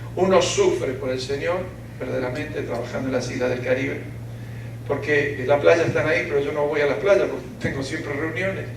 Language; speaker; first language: Spanish; early bilingual, other home language; Ukrainian